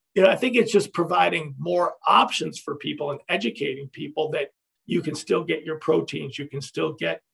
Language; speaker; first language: English; native; English